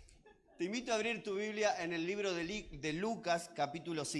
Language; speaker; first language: Spanish; native; Spanish